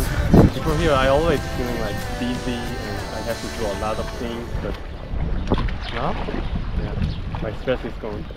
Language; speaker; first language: English; non-native, learner; Korean